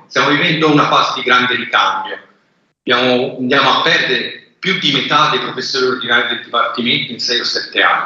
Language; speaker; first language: Italian; native; Italian